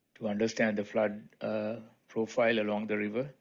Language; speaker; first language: English; non-native, local second language; Sinhala